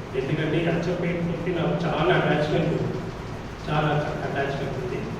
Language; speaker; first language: Telugu; non-native, local second language; Hindi